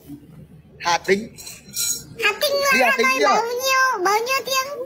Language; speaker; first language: Vietnamese; non-native, learner; Indonesian